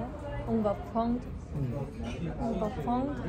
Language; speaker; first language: French; non-native, learner; Korean